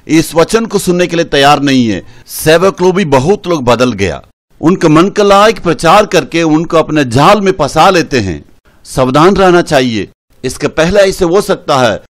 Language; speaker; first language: Hindi; non-native, local second language; Tamil